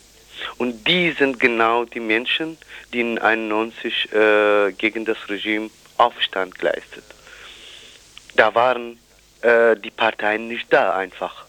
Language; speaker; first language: German; non-native, fluent; Kurdish